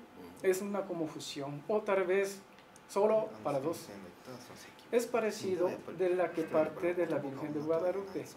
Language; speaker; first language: Spanish; non-native, learner; Japanese